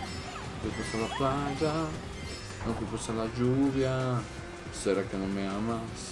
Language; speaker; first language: Spanish; native; Spanish